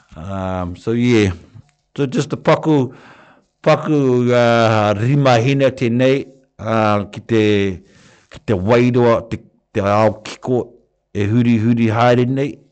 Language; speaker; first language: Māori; non-native, local second language; English